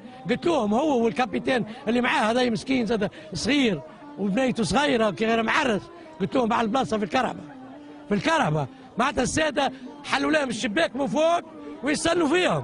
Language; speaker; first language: Arabic; native; Arabic